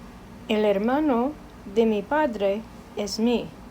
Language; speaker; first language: Spanish; non-native, fluent; English